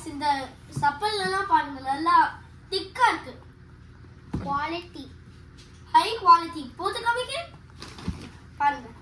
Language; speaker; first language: Tamil; early bilingual, heritage; Tamil